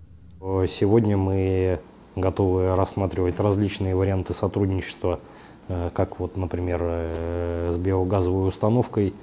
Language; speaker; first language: Russian; native; Russian